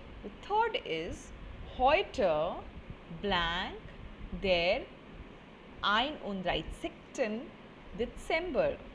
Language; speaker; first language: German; non-native, fluent; Hindi